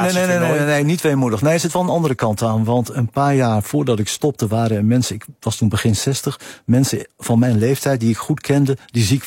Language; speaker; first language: Dutch; native; Dutch